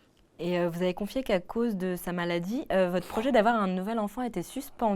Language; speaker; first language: French; native; French